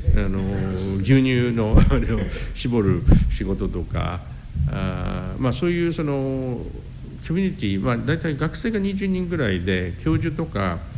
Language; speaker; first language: Japanese; non-native, fluent; English